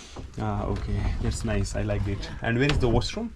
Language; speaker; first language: English; non-native, local second language; Hindi